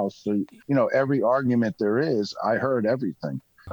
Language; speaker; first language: English; native; English